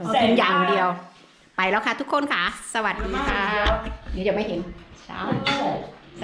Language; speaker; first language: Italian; non-native, learner; Thai